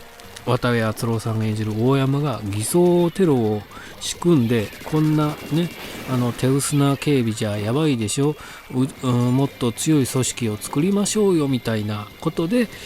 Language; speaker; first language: Japanese; native; Japanese